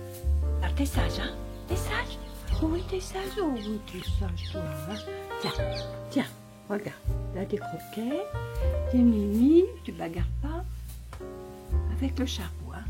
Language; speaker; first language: French; native; French